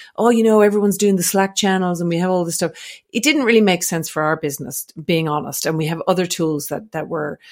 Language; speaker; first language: English; native; English